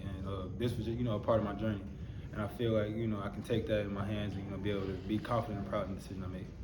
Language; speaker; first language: English; native; English